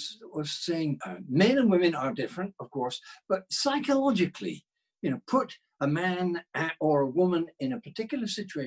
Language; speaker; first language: English; native; English